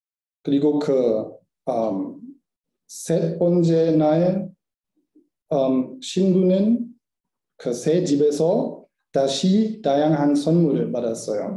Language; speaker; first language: Korean; non-native, learner; German